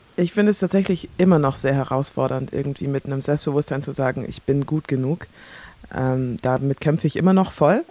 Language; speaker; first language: German; early bilingual, other home language; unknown